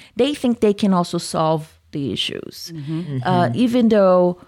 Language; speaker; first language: English; non-native, fluent; Portuguese